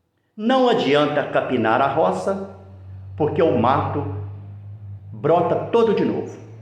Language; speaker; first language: Portuguese; native; Portuguese